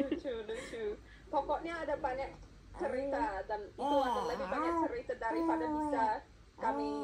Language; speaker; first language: Indonesian; non-native, fluent; English